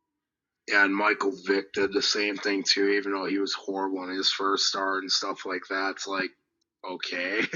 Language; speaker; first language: English; native; English